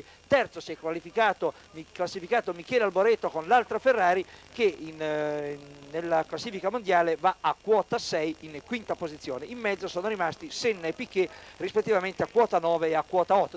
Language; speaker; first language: Italian; native; Italian